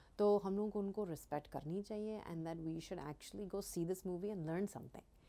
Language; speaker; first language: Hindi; early bilingual, heritage; Hindi